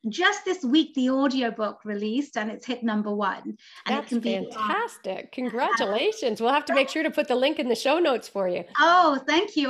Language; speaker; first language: English; native; English